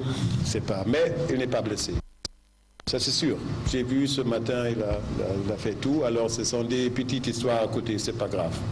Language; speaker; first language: French; non-native, learner; German